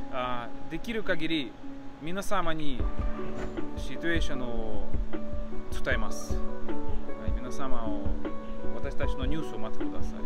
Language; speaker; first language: Japanese; non-native, learner; Russian